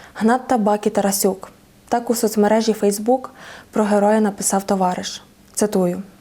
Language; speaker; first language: Ukrainian; native; Ukrainian